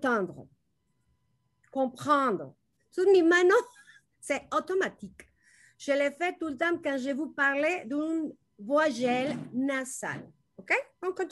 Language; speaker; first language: French; non-native, learner; Spanish